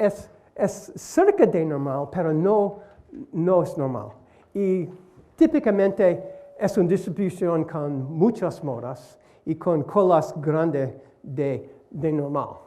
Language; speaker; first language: Spanish; non-native, learner; English